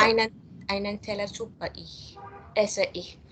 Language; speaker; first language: German; non-native, learner; Indonesian